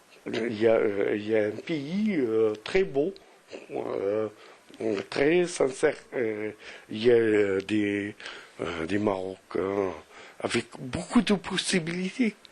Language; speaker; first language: French; non-native, local second language; Arabic